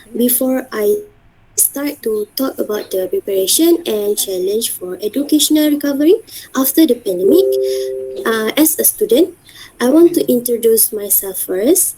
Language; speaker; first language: English; non-native, learner; Malay